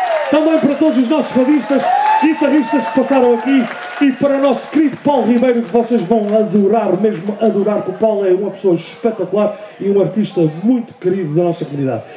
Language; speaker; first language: Portuguese; early bilingual, heritage; Portuguese